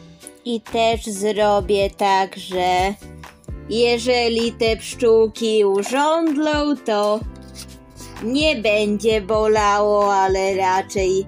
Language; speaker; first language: Polish; early bilingual, heritage; Polish